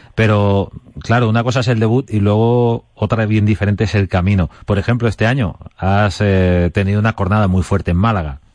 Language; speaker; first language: Spanish; native; Spanish